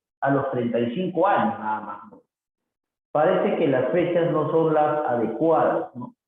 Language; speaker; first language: Spanish; native; Spanish